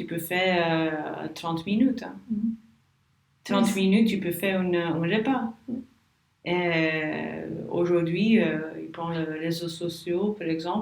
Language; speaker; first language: French; non-native, learner; English